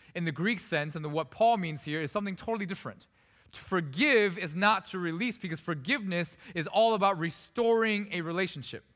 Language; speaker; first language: English; early bilingual, other home language; Korean